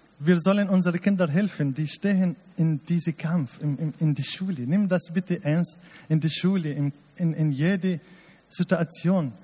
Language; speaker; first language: German; non-native, fluent; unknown